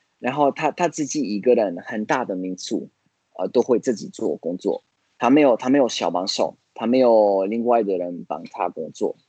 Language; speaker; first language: Chinese; non-native, fluent; Italian